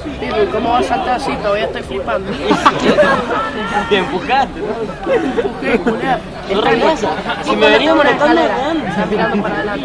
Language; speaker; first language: Spanish; native; Spanish